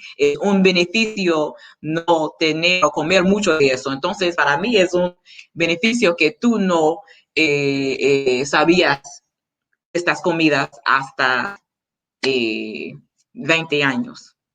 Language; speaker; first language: Spanish; non-native, learner; English